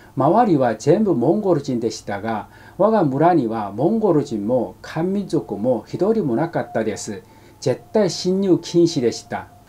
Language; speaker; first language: Japanese; non-native, fluent; Korean